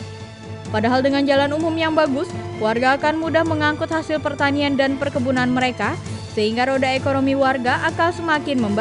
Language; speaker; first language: Indonesian; native; Indonesian